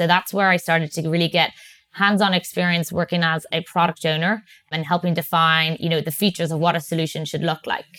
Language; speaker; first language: English; native; English